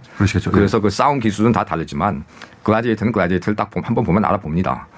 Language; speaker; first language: Korean; native; Korean